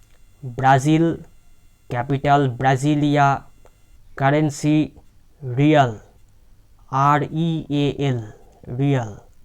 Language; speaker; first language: English; non-native, local second language; Bangla